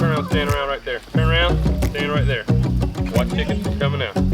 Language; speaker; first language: English; native; English